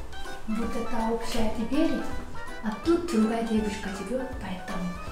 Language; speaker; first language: Russian; non-native, fluent; Korean